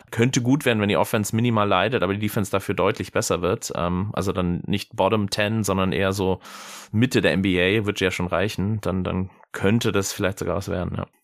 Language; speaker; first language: German; early bilingual, other home language; English